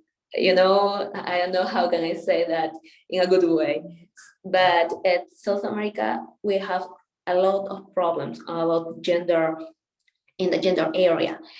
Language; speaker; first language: English; non-native, local second language; Spanish